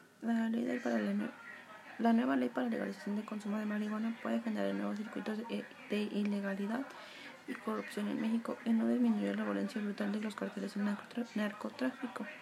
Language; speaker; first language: Spanish; native; Spanish